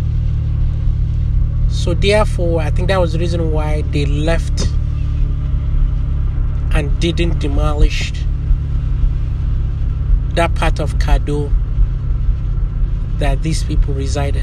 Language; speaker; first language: English; non-native, local second language; Hausa